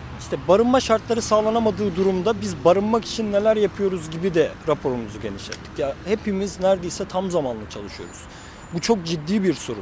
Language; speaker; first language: Turkish; native; Turkish